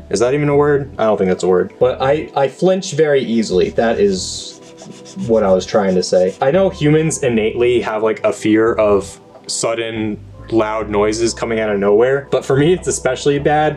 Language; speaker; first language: English; native; English